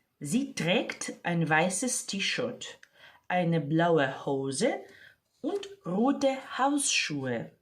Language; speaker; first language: German; non-native, fluent; Ukrainian